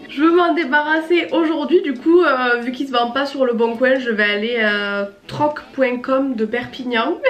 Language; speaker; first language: French; native; French